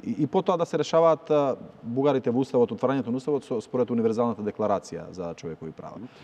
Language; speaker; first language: Macedonian; native; Macedonian